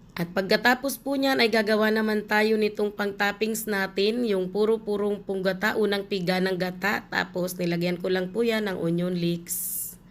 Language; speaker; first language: Filipino; non-native, local second language; Bikol